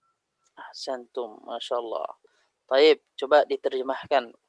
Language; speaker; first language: Indonesian; native; Indonesian